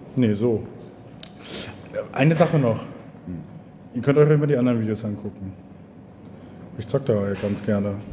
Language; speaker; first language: German; native; German